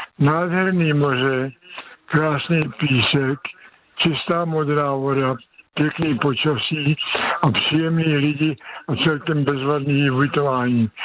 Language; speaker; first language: Czech; native; Czech